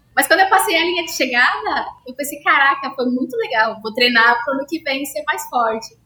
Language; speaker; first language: Portuguese; native; Portuguese